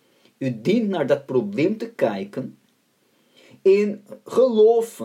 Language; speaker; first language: Dutch; non-native, fluent; Portuguese